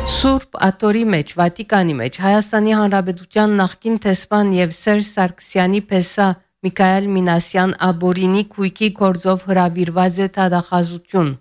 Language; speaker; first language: Armenian; early bilingual, heritage; Armenian